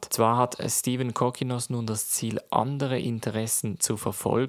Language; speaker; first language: German; native; German